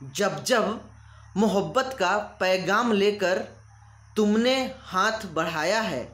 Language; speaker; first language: Hindi; native; Hindi